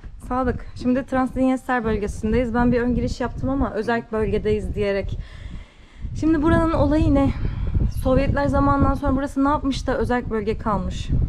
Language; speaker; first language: Turkish; native; Turkish